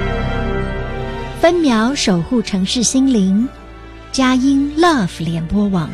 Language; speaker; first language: Chinese; native; Chinese